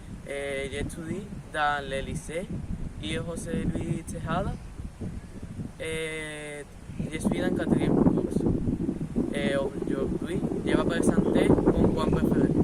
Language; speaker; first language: French; non-native, learner; Spanish